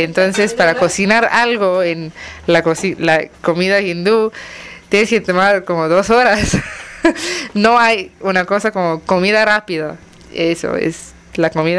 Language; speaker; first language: Spanish; non-native, learner; Tamil